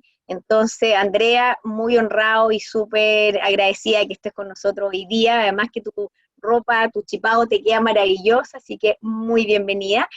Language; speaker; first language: Spanish; native; Spanish